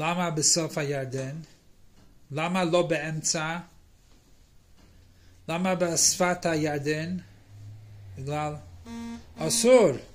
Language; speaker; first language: Hebrew; non-native, fluent; English